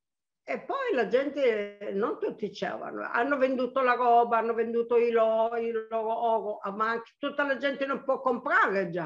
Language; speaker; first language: Italian; non-native, local second language; Arabic